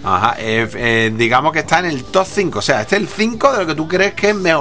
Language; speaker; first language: Spanish; native; Spanish